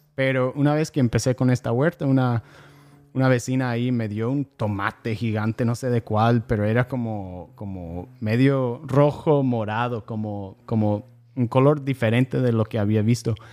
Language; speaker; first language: Spanish; non-native, fluent; English